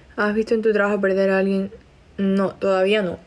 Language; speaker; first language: Spanish; native; Spanish